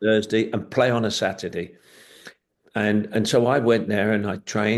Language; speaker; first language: English; native; English